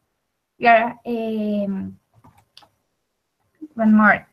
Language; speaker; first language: English; non-native, learner; Spanish